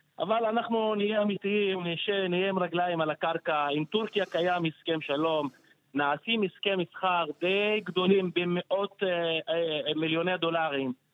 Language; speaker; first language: Hebrew; non-native, local second language; Arabic